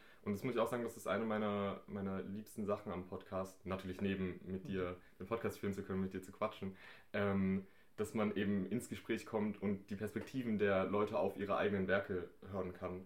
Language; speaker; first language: German; native; German